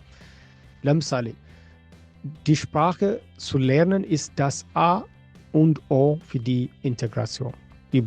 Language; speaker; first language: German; non-native, fluent; Amharic